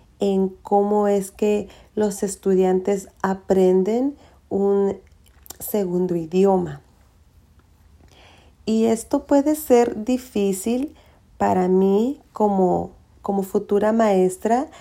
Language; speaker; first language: Spanish; early bilingual, heritage; Spanish